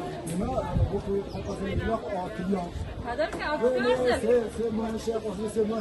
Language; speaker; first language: French; non-native, fluent; Uzbek